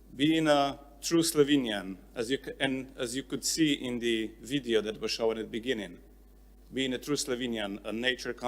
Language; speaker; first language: English; non-native, fluent; Slovenian